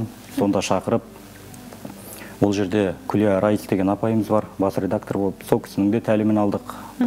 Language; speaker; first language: Kazakh; native; Kazakh